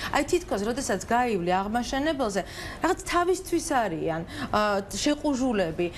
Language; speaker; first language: Georgian; native; Georgian